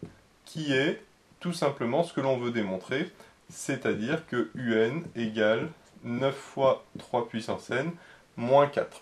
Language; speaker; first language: French; native; French